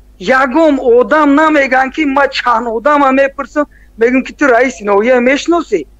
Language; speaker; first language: Tajik; native; Tajik